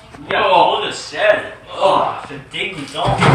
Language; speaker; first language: French; non-native, learner; English